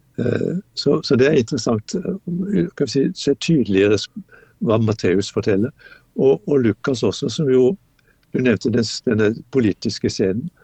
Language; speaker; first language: Norwegian; native; Norwegian